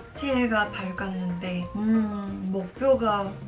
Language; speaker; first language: Korean; non-native, fluent; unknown